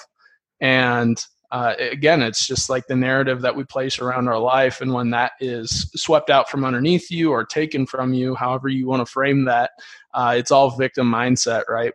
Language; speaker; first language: English; native; English